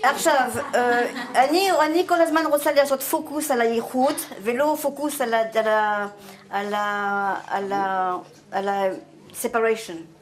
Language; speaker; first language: Hebrew; non-native, fluent; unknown